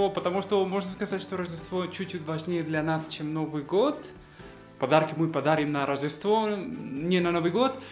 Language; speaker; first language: Russian; non-native, fluent; Spanish